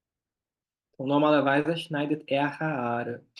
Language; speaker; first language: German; non-native, fluent; Portuguese